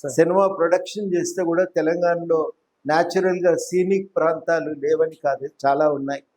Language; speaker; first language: Telugu; native; Telugu